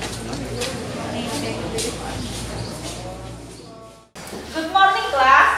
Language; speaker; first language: English; non-native, learner; Indonesian